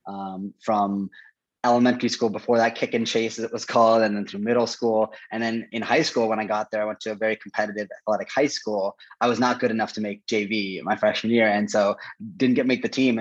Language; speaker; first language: English; native; English